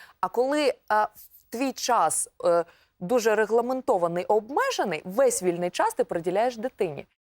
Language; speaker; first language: Ukrainian; native; Ukrainian